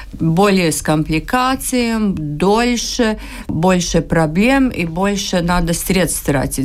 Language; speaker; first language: Russian; non-native, local second language; Latvian